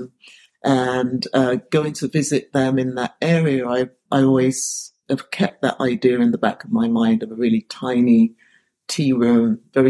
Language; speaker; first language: English; native; English